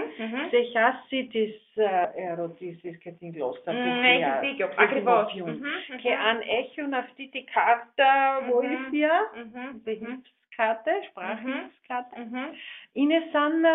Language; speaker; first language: Greek; non-native, learner; German